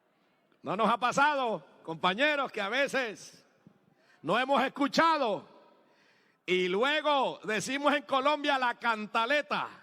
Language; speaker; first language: Spanish; native; Spanish